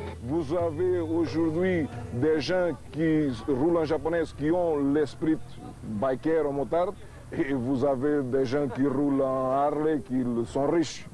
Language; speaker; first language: French; non-native, fluent; Portuguese